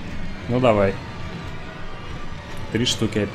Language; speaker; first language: Russian; native; Russian